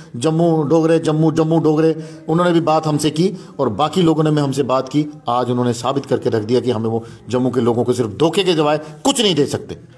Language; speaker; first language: Hindi; non-native, local second language; Dogri